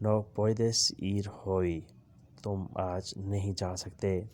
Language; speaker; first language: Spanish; non-native, learner; Urdu